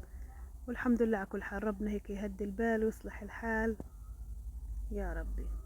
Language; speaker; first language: Arabic; native; Arabic